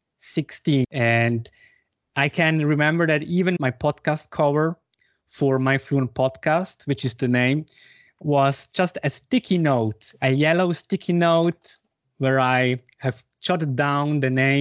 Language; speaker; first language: English; non-native, fluent; Swiss German